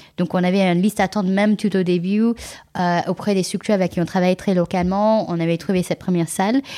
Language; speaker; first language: French; non-native, fluent; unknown